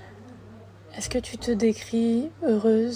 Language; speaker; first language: French; native; French